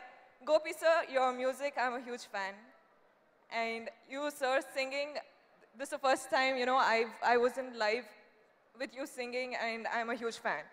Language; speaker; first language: Telugu; non-native, learner; Kannada